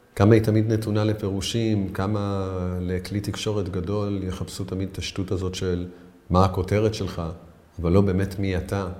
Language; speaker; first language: Hebrew; native; Hebrew